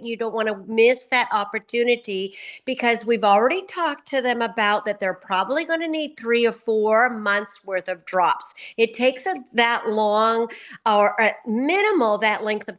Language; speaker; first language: English; native; English